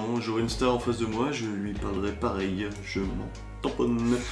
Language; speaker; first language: French; native; French